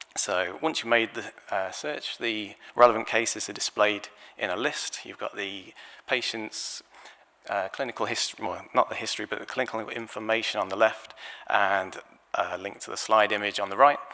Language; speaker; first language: English; native; English